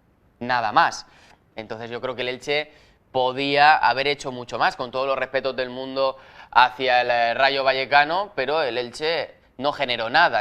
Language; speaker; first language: Spanish; native; Spanish